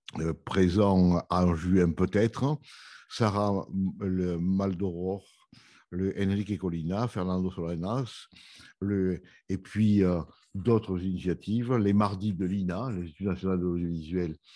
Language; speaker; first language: French; native; French